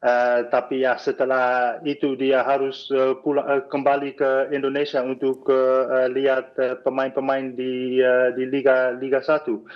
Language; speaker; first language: Indonesian; non-native, fluent; Dutch